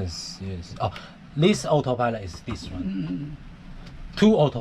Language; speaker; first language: English; non-native, learner; Chinese